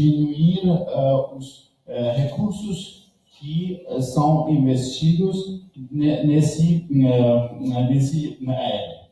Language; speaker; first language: Portuguese; non-native, learner; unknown